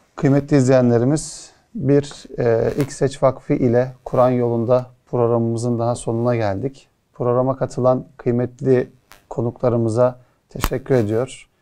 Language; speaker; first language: Turkish; native; Turkish